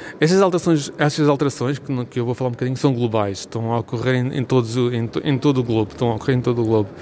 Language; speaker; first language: Portuguese; native; Portuguese